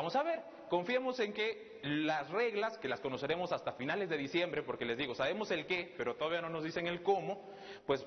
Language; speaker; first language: Spanish; native; Spanish